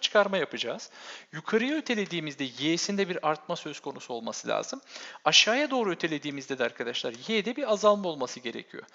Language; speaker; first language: Turkish; native; Turkish